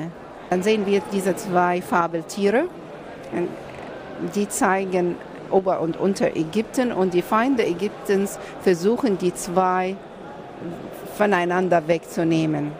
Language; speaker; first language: German; non-native, fluent; Arabic